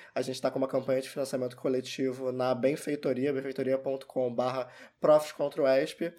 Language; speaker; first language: Portuguese; native; Portuguese